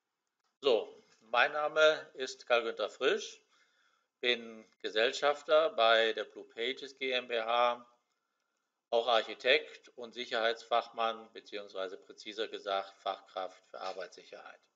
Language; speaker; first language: German; native; German